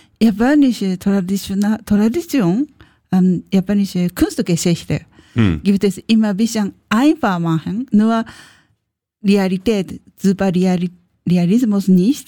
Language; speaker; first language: German; non-native, learner; Japanese